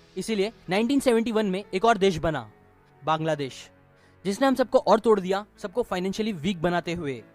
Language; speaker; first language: Hindi; native; Hindi